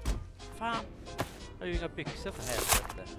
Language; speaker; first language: Swedish; native; Swedish